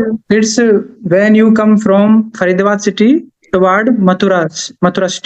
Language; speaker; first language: English; non-native, learner; Haryanvi